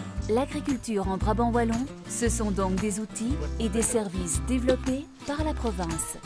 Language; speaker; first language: French; native; French